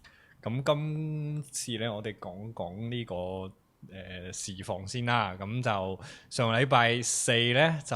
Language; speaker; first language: Cantonese; native; Cantonese